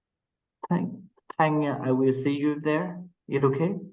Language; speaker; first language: English; non-native, learner; Vietnamese